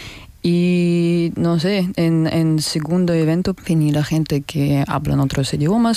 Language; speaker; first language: Spanish; non-native, learner; Russian